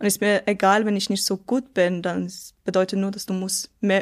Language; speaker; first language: German; non-native, local second language; French